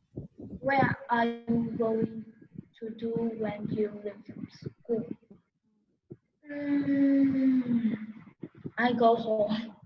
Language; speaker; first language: English; non-native, learner; Vietnamese